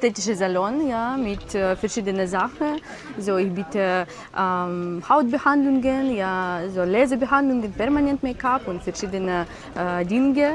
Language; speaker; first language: German; non-native, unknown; Ukrainian